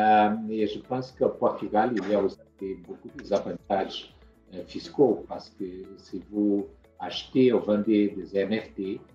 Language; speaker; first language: French; non-native, fluent; Portuguese